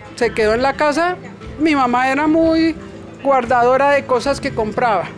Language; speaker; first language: Spanish; native; Spanish